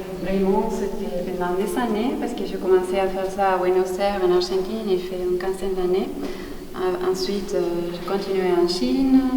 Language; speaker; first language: French; non-native, fluent; Spanish